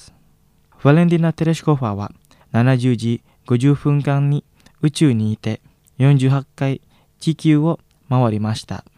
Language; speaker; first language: Japanese; non-native, fluent; Indonesian